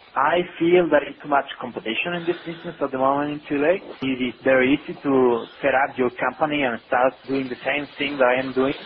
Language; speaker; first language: English; non-native, fluent; Spanish